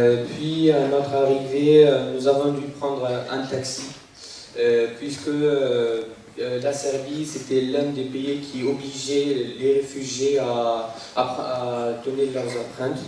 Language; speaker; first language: French; non-native, fluent; Arabic